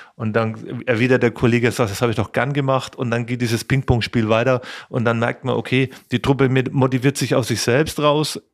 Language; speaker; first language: German; native; German